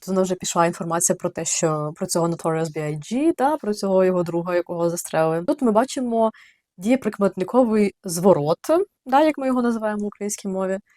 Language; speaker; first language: Ukrainian; native; Ukrainian